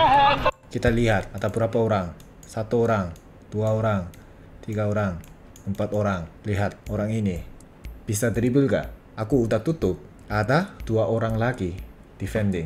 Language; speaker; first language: Indonesian; non-native, fluent; Korean